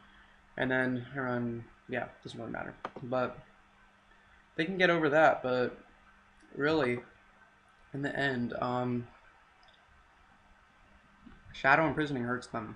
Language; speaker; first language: English; native; English